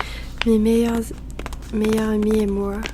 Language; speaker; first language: French; non-native, learner; English